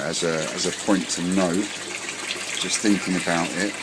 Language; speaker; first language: English; native; English